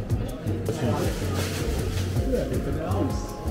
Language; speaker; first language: Japanese; native; Japanese